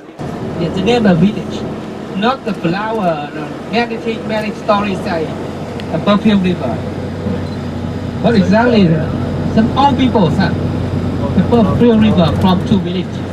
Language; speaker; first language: English; non-native, learner; Vietnamese